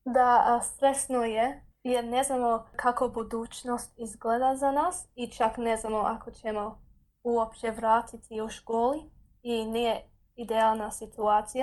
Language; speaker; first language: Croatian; early bilingual, heritage; Croatian